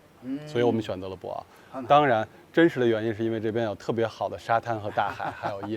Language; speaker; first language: Chinese; native; Chinese